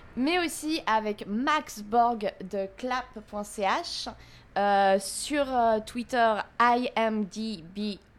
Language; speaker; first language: French; native; French